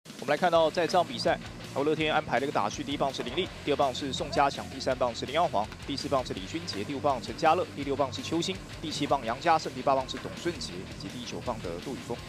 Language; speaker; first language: Chinese; native; Chinese